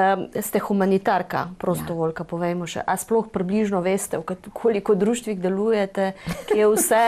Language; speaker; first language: Slovenian; native; Slovenian